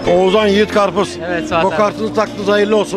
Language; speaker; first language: Turkish; native; Turkish